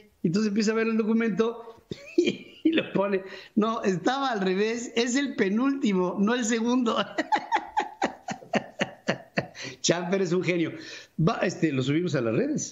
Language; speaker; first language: Spanish; native; Spanish